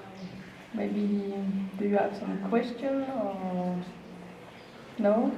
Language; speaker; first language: English; non-native, learner; French